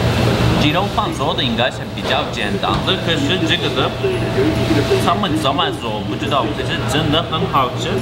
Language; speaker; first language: Chinese; non-native, fluent; Turkish